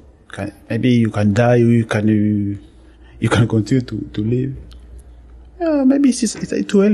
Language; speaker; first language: English; non-native, learner; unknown